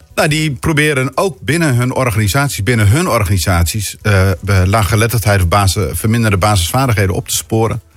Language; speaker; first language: Dutch; native; Dutch